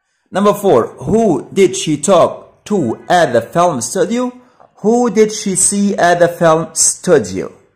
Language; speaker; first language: English; non-native, fluent; Arabic